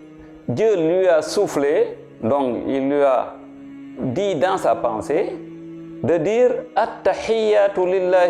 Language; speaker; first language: French; non-native, local second language; Wolof